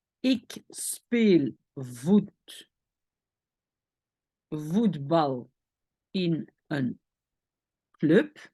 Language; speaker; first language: Dutch; non-native, fluent; French